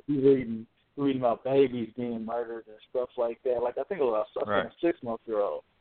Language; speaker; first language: English; native; English